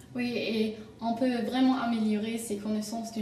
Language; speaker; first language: French; non-native, learner; German